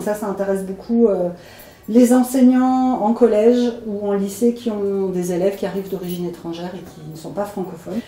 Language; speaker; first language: French; native; French